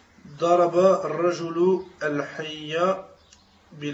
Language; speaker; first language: Arabic; non-native, learner; French